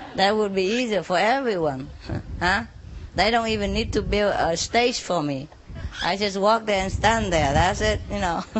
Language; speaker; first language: English; non-native, fluent; Vietnamese